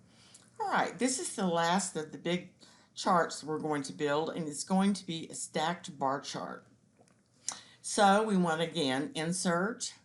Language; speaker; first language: English; native; English